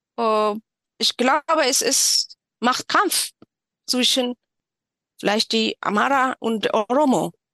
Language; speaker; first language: German; non-native, learner; Tigrinya